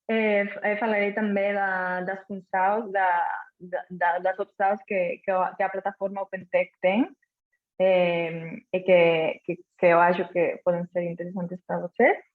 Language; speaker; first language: Portuguese; non-native, fluent; Catalan